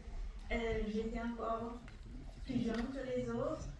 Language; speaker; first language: French; non-native, fluent; Hungarian